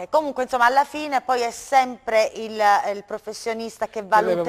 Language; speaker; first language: Italian; native; Italian